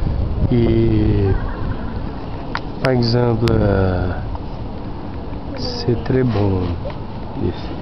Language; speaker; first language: French; non-native, learner; Portuguese